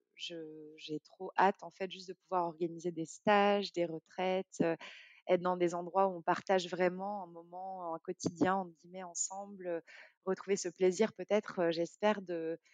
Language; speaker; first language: French; native; French